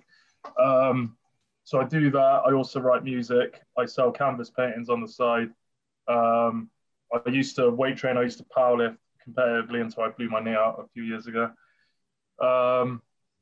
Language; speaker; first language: English; native; English